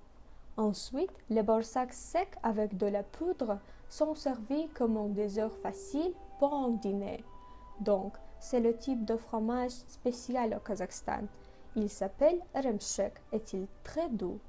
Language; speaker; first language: French; non-native, learner; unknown